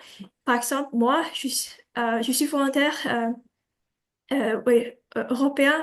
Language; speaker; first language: French; non-native, learner; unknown